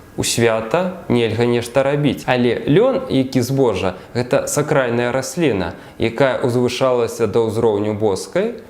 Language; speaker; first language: Belarusian; native; Belarusian